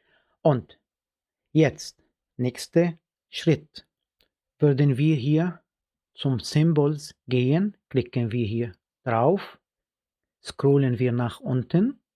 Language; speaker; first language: German; non-native, fluent; Arabic